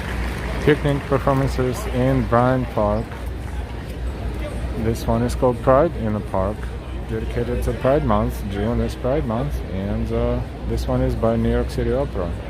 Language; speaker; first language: English; non-native, fluent; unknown